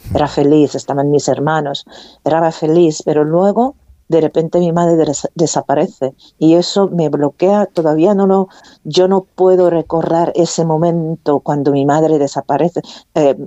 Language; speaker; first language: Spanish; non-native, fluent; Korean